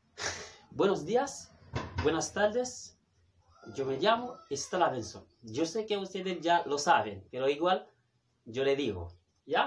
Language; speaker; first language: Spanish; non-native, fluent; Haitian Creole